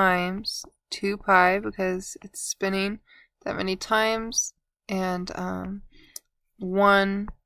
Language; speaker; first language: English; native; English